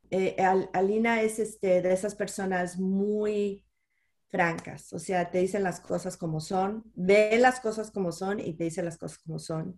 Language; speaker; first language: Spanish; early bilingual, heritage; Spanish